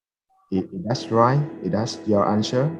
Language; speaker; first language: English; non-native, fluent; Vietnamese